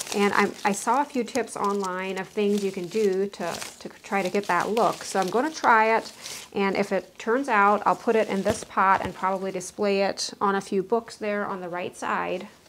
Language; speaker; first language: English; native; English